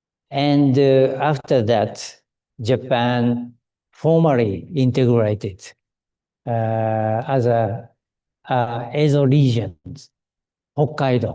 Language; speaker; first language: English; non-native, learner; Japanese